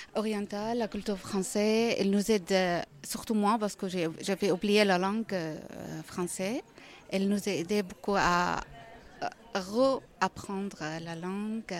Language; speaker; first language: French; non-native, learner; Arabic